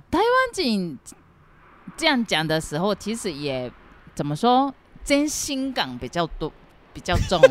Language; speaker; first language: Chinese; non-native, fluent; Japanese